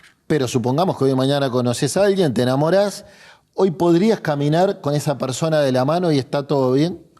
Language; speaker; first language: Spanish; native; Spanish